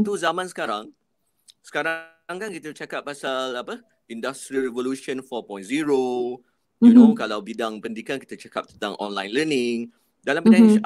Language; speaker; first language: Malay; native; Malay